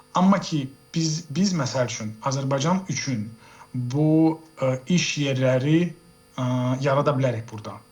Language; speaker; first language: Azerbaijani; early bilingual, heritage; Azerbaijani